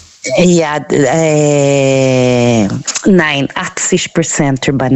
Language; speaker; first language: German; non-native, fluent; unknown